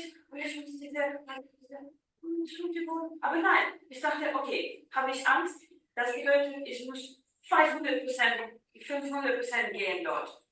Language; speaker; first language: German; non-native, learner; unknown